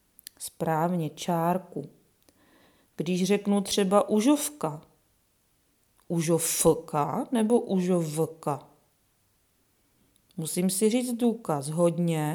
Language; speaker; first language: Czech; native; Czech